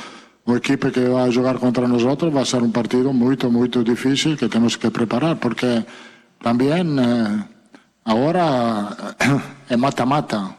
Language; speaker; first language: Portuguese; non-native, fluent; Italian